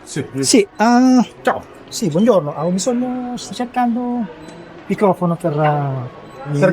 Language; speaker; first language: Italian; non-native, learner; Filipino